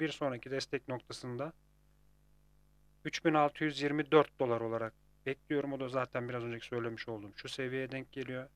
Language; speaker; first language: Turkish; native; Turkish